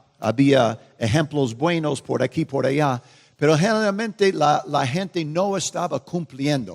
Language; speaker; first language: Spanish; non-native, fluent; English